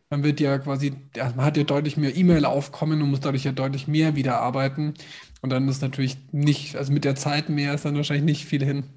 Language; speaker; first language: German; native; German